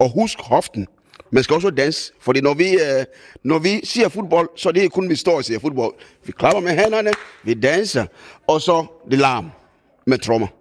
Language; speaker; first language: Danish; non-native, fluent; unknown